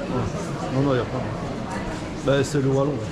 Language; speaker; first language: French; early bilingual, other home language; Polish